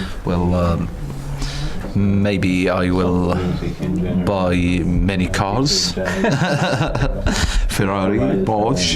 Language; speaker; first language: English; non-native, learner; Italian